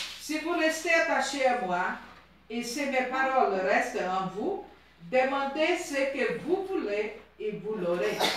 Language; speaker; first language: French; non-native, fluent; Portuguese